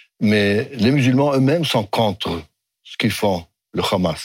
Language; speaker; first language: French; non-native, fluent; Hebrew